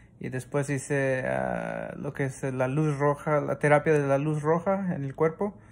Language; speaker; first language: Spanish; early bilingual, heritage; Spanish